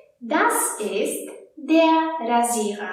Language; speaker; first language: German; non-native, fluent; Polish